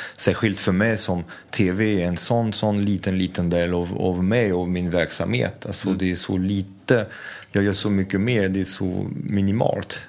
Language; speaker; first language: Swedish; non-native, fluent; French